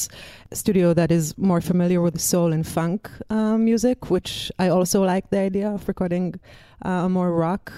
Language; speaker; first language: English; non-native, fluent; Hebrew